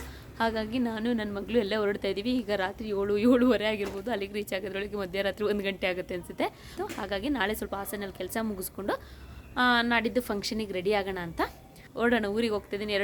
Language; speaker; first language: Kannada; native; Kannada